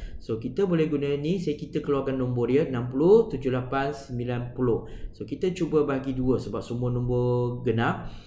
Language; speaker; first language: Malay; non-native, local second language; Chinese